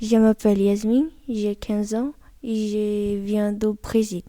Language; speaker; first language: French; non-native, learner; Portuguese